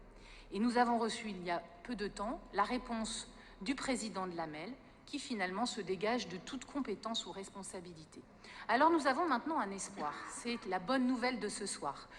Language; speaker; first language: French; native; French